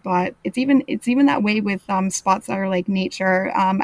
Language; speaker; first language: English; native; English